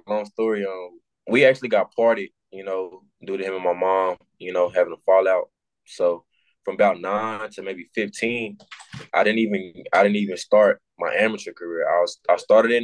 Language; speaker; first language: English; native; English